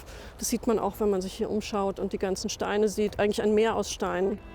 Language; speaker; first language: German; native; German